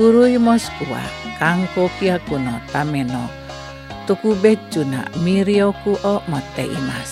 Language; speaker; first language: Japanese; non-native, learner; Indonesian